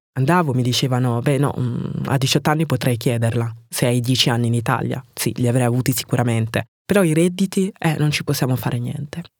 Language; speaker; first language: Italian; early bilingual, other home language; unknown